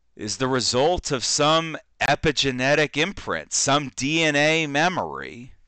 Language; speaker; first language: English; native; English